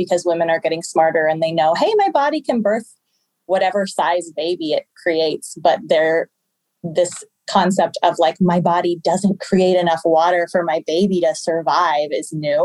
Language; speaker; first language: English; native; English